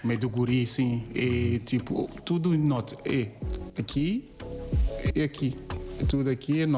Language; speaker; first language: Portuguese; non-native, learner; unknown